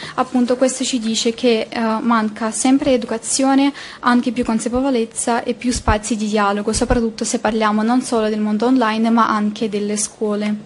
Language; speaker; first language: Italian; non-native, fluent; Ukrainian